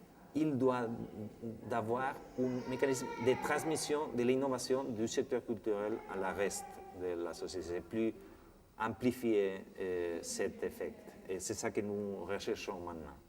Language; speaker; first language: French; non-native, fluent; Spanish